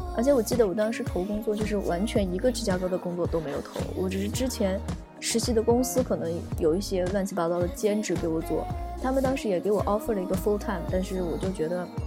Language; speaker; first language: Chinese; native; Chinese